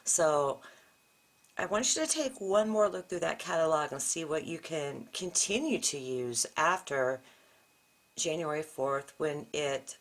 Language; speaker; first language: English; native; English